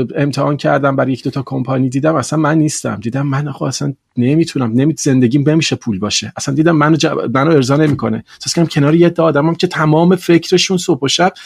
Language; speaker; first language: Persian; non-native, local second language; Kurdish